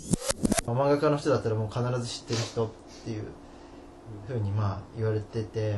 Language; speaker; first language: Japanese; native; Japanese